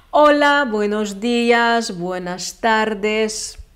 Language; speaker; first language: Spanish; non-native, fluent; Lithuanian